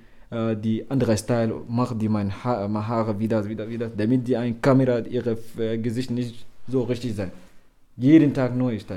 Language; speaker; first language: German; non-native, learner; Arabic